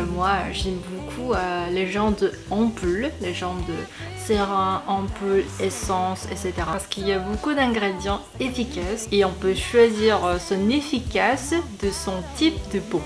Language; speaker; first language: French; non-native, fluent; Korean